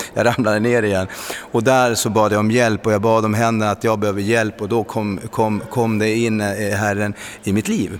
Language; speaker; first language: Swedish; early bilingual, other home language; Spanish